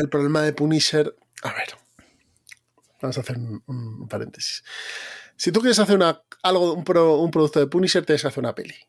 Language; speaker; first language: Spanish; native; Spanish